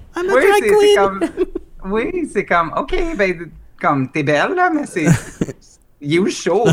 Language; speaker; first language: French; native; French